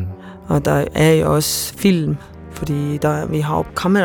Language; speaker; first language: Danish; non-native, fluent; Estonian